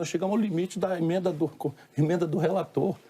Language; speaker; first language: Portuguese; native; Portuguese